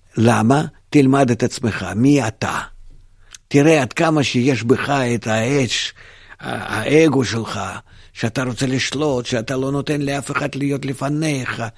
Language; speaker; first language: Hebrew; non-native, fluent; Russian